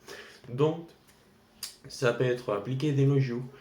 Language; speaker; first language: French; non-native, learner; Spanish